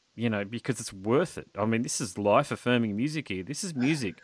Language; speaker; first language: English; native; English